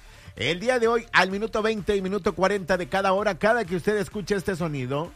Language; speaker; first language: Spanish; native; Spanish